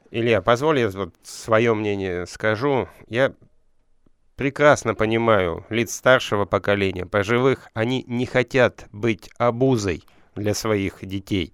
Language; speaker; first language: Russian; native; Russian